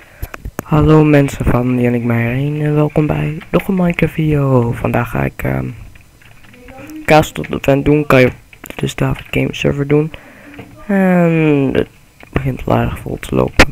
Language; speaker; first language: Dutch; native; Dutch